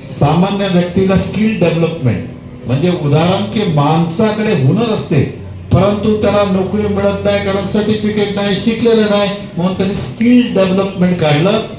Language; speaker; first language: Marathi; non-native, local second language; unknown